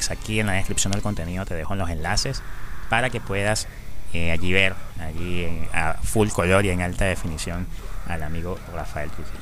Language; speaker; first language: Spanish; native; Spanish